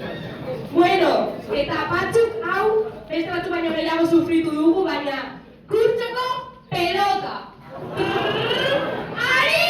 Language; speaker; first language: Basque; non-native, local second language; Spanish